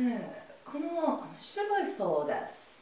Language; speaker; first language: Japanese; non-native, learner; English